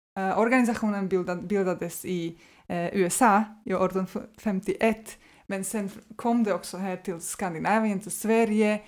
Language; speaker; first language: Swedish; non-native, fluent; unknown